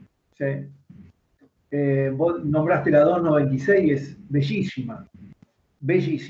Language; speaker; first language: Spanish; native; Spanish